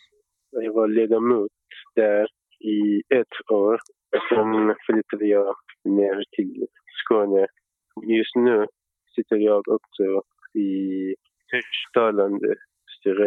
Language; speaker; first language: Swedish; non-native, fluent; Persian